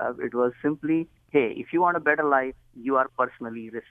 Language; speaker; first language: English; non-native, local second language; Hindi